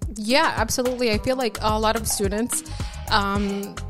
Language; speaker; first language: English; early bilingual, other home language; Spanish